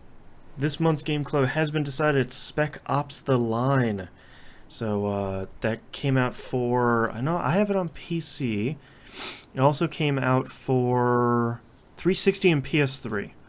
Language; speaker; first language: English; native; English